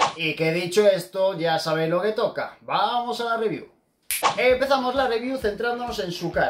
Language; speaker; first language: Spanish; native; Spanish